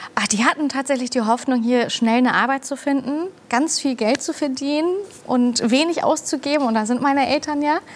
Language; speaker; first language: German; early bilingual, other home language; Turkish